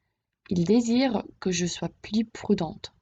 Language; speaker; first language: French; non-native, fluent; English